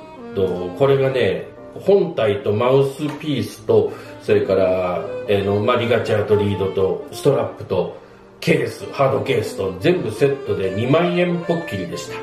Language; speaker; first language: Japanese; native; Japanese